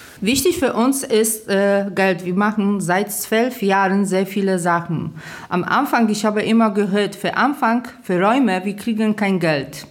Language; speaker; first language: German; non-native, fluent; Polish